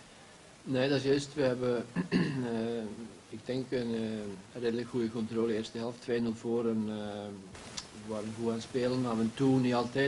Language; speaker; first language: Dutch; non-native, fluent; Icelandic